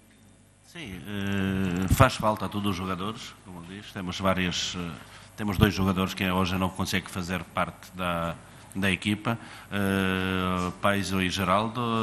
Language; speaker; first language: Portuguese; non-native, fluent; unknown